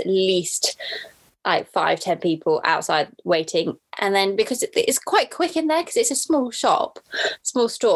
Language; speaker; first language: English; native; English